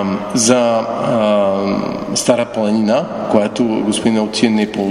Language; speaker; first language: Bulgarian; non-native, fluent; French